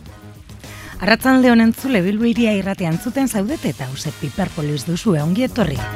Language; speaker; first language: Basque; native; Basque